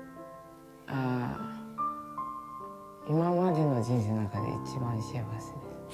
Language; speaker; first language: Japanese; native; Japanese